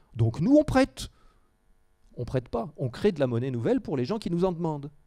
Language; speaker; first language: French; native; French